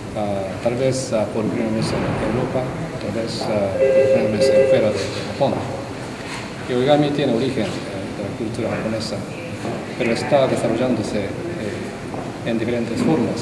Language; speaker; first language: Spanish; non-native, fluent; Japanese